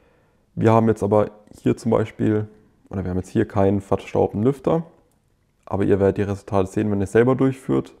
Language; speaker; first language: German; native; German